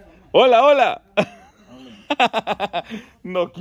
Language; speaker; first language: Spanish; native; Spanish